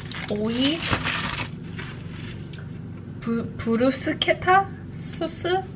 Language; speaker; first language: Korean; early bilingual, heritage; English